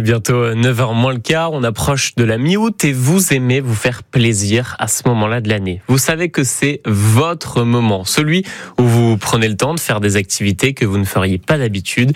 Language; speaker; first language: French; native; French